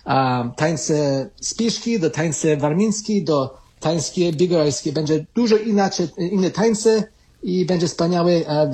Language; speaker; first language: Polish; early bilingual, heritage; Polish